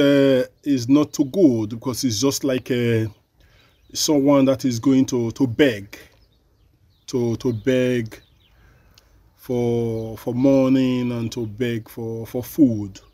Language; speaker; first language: English; non-native, learner; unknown